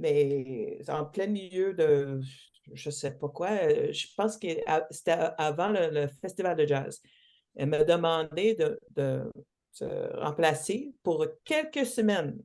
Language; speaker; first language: French; non-native, local second language; English